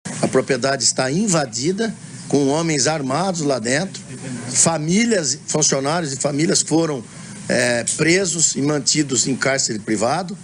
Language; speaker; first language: Portuguese; native; Portuguese